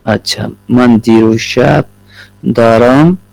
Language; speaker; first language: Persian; non-native, learner; Urdu